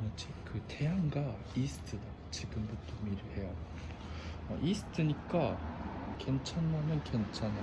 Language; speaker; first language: Korean; non-native, learner; Japanese